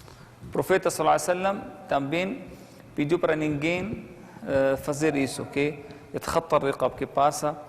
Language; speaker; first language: Portuguese; non-native, fluent; Arabic